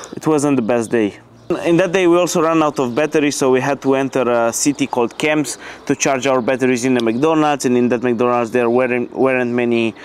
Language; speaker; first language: English; non-native, fluent; Romanian